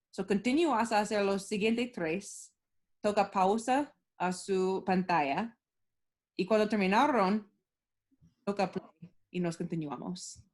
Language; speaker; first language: Spanish; non-native, learner; English